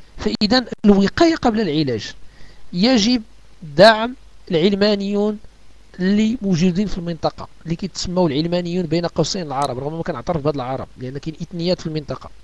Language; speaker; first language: Arabic; native; Arabic